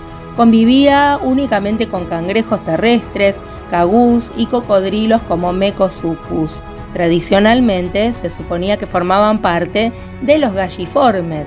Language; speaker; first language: Spanish; native; Spanish